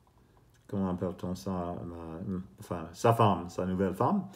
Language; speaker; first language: French; non-native, fluent; English